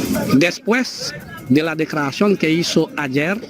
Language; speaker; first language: Spanish; non-native, local second language; Haitian Creole